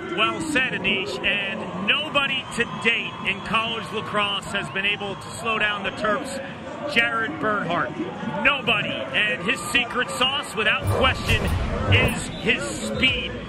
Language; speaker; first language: English; native; English